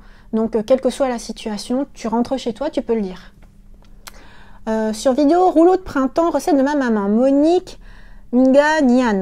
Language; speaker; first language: French; native; French